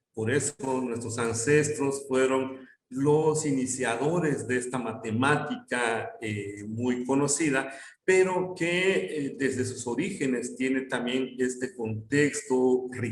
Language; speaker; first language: Spanish; non-native, local second language; Yucateco